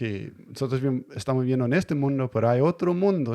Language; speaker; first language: Spanish; non-native, learner; Danish